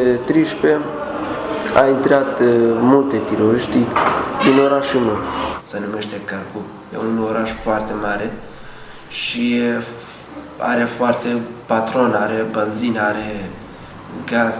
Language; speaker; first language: Romanian; non-native, learner; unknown